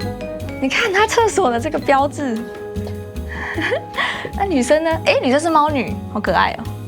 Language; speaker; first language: Chinese; native; Chinese